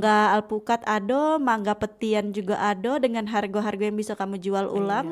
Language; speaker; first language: Indonesian; native; Indonesian